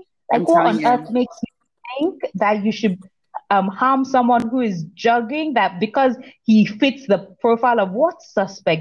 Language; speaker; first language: English; native; English